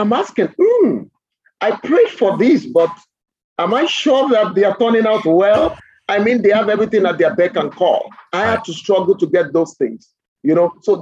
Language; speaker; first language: English; non-native, local second language; Yoruba